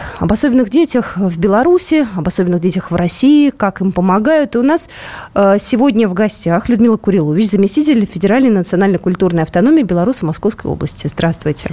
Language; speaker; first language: Russian; native; Russian